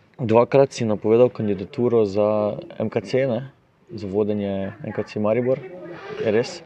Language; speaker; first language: Slovenian; native; Slovenian